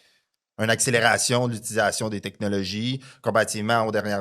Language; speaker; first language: French; native; French